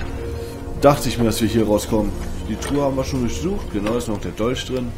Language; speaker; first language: German; native; German